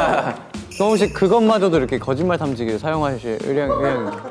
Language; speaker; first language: Korean; native; Korean